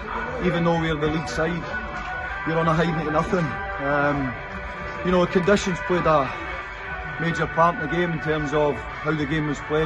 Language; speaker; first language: English; native; English